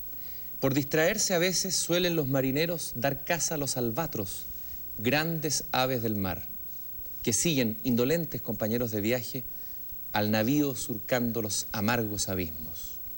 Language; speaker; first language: Spanish; native; Spanish